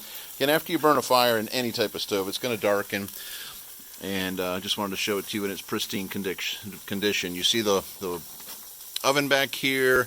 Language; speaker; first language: English; native; English